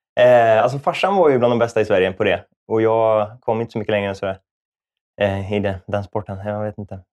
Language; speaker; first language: Swedish; native; Swedish